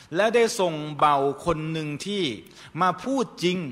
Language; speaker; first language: Thai; native; Thai